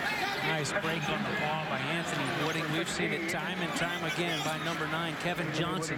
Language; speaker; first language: English; native; English